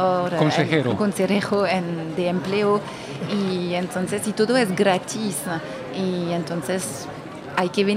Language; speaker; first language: Spanish; non-native, fluent; French